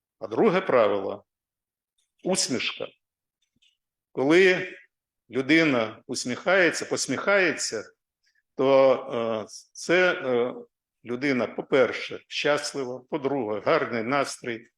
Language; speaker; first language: Ukrainian; non-native, local second language; Russian